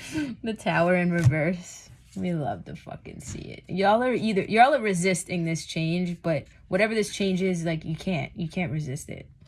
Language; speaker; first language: English; native; English